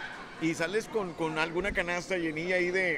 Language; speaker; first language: Spanish; native; Spanish